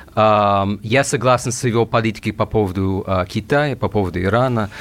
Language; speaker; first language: Russian; non-native, fluent; English